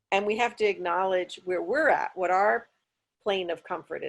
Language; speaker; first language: English; native; English